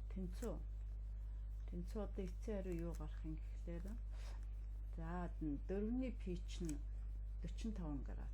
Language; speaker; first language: Mongolian; native; Mongolian